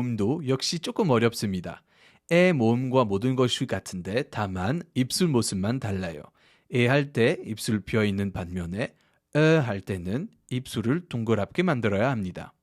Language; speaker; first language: Korean; non-native, fluent; French